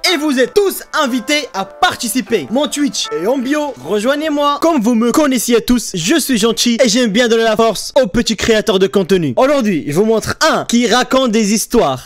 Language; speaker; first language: French; early bilingual, other home language; Arabic